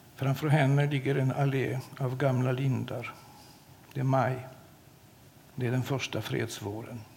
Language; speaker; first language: Swedish; non-native, fluent; Polish